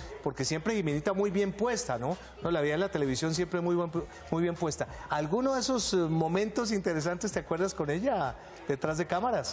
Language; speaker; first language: Spanish; native; Spanish